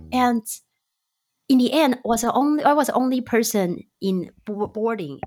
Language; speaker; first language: English; non-native, fluent; Chinese